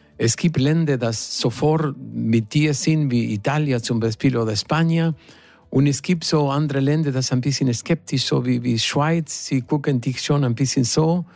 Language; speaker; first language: German; non-native, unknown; Spanish